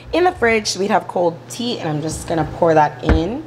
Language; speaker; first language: English; native; English